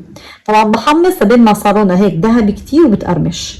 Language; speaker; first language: Arabic; native; Arabic